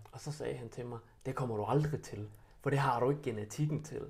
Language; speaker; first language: Danish; early bilingual, other home language; Bosnian